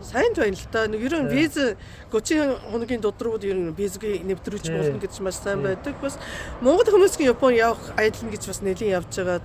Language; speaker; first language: Mongolian; non-native, fluent; Japanese